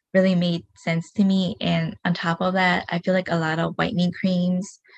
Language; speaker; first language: English; early bilingual, other home language; Hmong